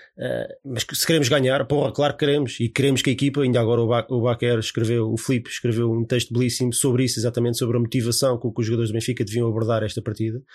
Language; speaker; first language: Portuguese; native; Portuguese